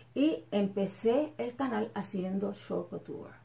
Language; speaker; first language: Spanish; native; Spanish